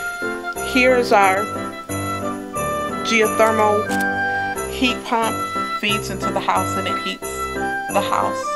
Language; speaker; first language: English; native; English